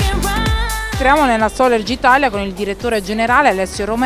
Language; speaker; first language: Italian; native; Italian